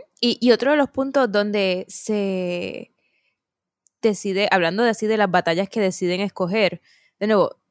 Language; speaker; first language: Spanish; native; Spanish